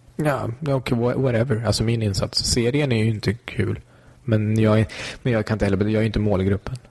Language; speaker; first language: Swedish; early bilingual, other home language; Kurdish